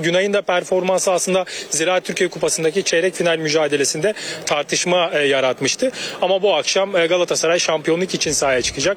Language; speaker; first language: Turkish; native; Turkish